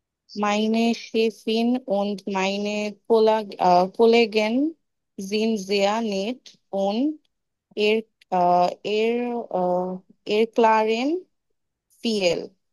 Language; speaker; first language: German; non-native, learner; Bangla